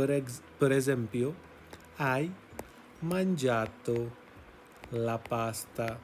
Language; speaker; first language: Italian; non-native, fluent; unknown